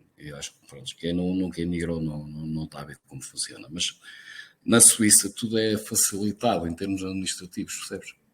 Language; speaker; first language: Portuguese; native; Portuguese